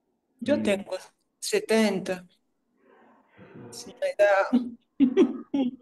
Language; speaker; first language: Spanish; non-native, fluent; Italian